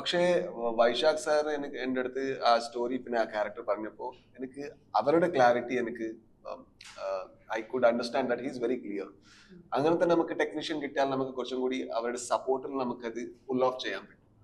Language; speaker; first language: Malayalam; non-native, learner; Kannada